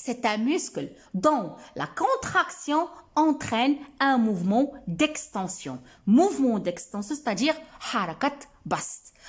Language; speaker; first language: French; non-native, local second language; Arabic